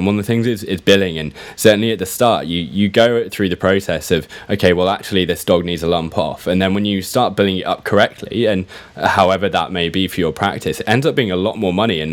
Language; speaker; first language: English; native; English